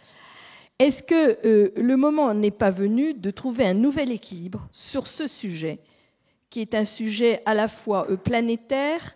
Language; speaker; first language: French; native; French